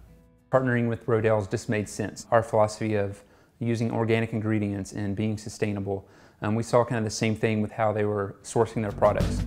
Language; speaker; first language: English; native; English